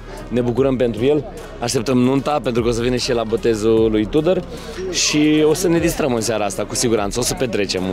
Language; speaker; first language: Romanian; native; Romanian